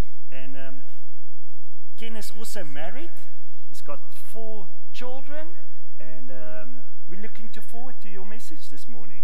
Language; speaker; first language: English; non-native, local second language; Afrikaans